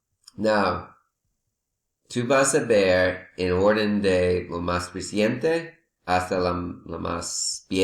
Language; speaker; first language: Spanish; non-native, learner; English